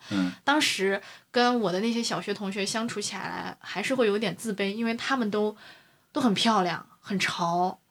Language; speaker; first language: Chinese; native; Chinese